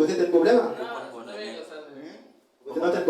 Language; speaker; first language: French; non-native, learner; Haitian Creole